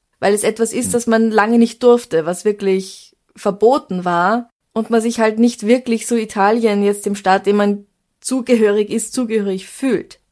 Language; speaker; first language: German; native; German